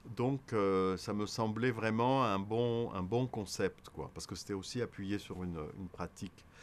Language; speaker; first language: French; native; French